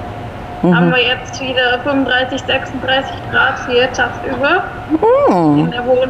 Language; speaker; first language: German; native; German